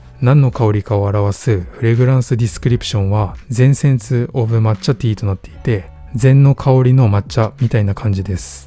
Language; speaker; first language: Japanese; native; Japanese